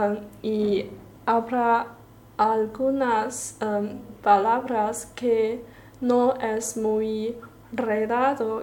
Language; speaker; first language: Spanish; non-native, learner; Chinese